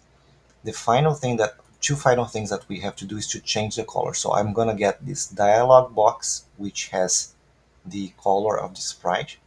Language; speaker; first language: English; non-native, fluent; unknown